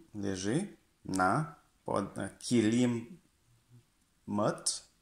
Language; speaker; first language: Bulgarian; non-native, learner; Russian